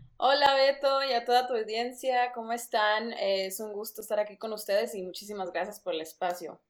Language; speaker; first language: Spanish; early bilingual, other home language; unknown